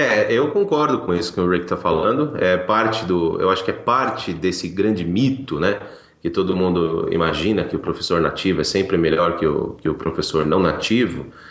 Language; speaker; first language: Portuguese; native; Portuguese